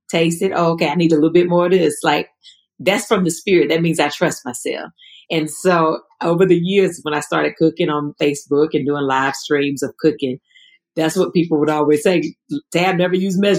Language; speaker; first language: English; native; English